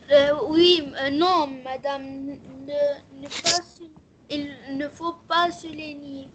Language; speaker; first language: French; non-native, local second language; Arabic